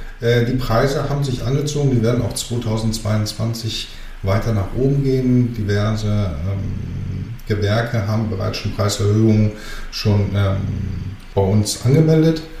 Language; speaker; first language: German; early bilingual, other home language; Greek